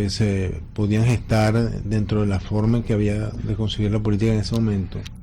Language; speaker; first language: Spanish; native; Spanish